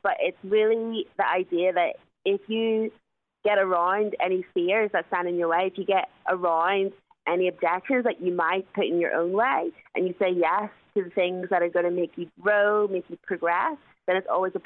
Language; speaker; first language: English; native; English